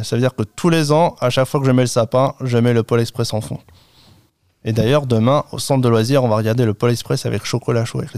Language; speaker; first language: French; native; French